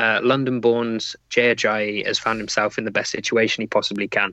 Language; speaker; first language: English; native; English